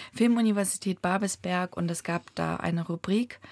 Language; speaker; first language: German; early bilingual, other home language; Russian